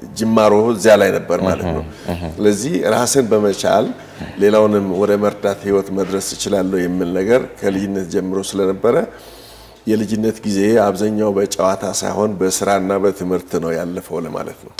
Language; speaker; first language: Amharic; non-native, local second language; Wolaytta